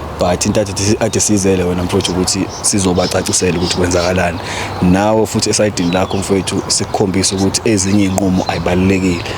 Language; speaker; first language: Zulu; native; Zulu